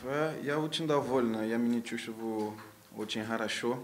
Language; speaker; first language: Russian; non-native, learner; Portuguese